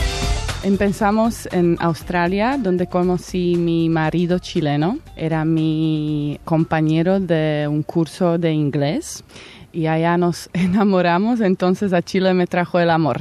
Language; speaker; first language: Spanish; non-native, fluent; Slovak